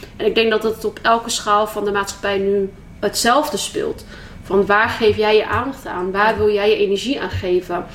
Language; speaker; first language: Dutch; early bilingual, other home language; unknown